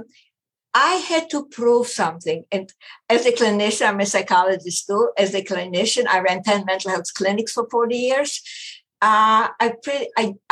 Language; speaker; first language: English; non-native, fluent; German